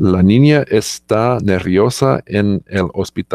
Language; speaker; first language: Spanish; non-native, learner; English